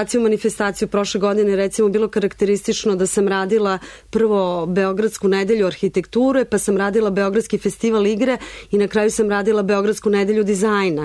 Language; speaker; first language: Serbian; native; Serbian